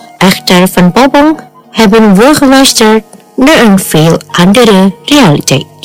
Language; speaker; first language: Dutch; non-native, fluent; Indonesian